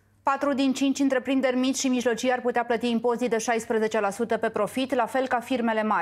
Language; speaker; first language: Romanian; native; Romanian